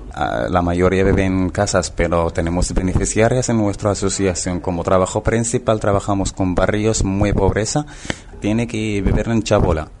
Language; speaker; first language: Spanish; non-native, learner; Arabic